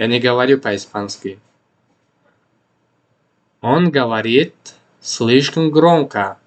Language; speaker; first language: Russian; non-native, local second language; Tajik